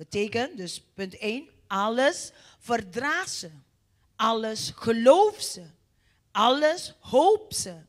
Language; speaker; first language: Dutch; non-native, fluent; Indonesian